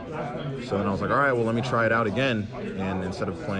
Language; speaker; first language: English; native; English